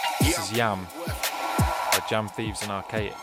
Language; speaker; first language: English; native; English